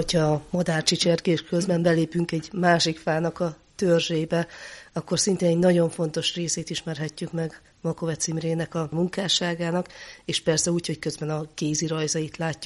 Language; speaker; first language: Hungarian; native; Hungarian